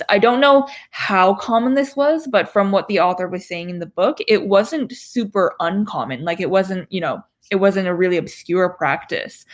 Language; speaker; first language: English; native; English